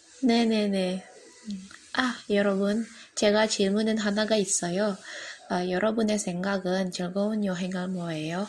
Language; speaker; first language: Korean; non-native, learner; Indonesian